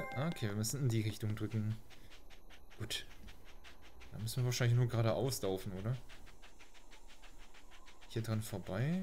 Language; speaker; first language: German; native; German